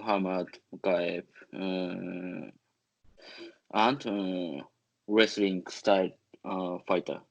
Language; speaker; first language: English; non-native, learner; Japanese